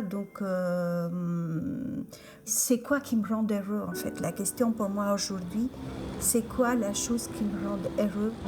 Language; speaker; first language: French; non-native, fluent; Albanian